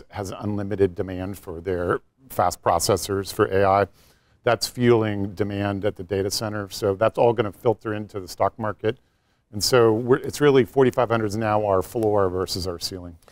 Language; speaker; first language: English; native; English